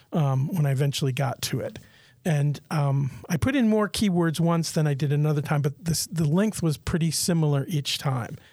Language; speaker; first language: English; native; English